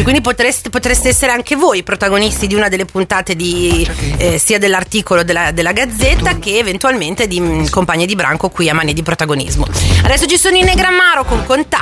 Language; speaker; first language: Italian; native; Italian